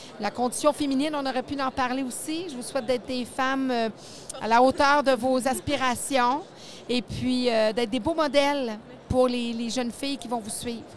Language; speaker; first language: French; native; French